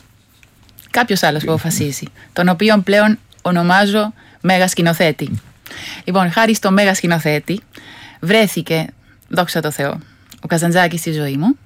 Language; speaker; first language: Greek; non-native, fluent; Spanish